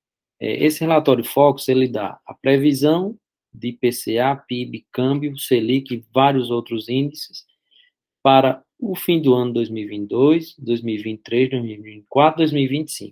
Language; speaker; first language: Portuguese; native; Portuguese